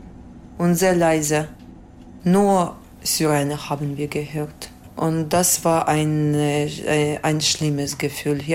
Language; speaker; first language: German; non-native, fluent; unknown